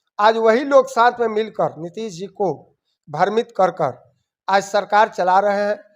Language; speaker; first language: Hindi; native; Hindi